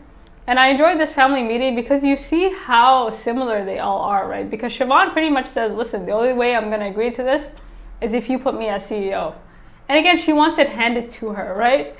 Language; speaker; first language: English; native; English